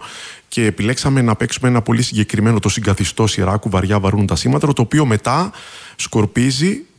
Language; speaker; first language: Greek; native; Greek